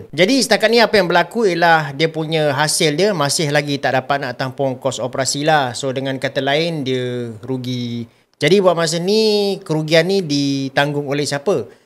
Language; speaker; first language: Malay; native; Malay